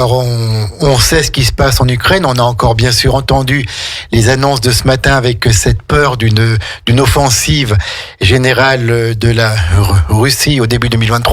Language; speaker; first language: French; native; French